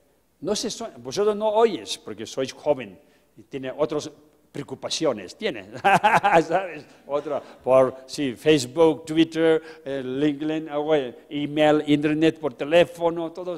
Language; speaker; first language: Spanish; non-native, fluent; Tibetan